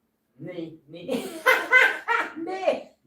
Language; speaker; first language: Dutch; non-native, learner; Kikuyu